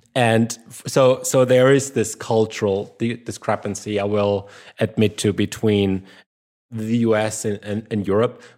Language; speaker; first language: English; non-native, fluent; German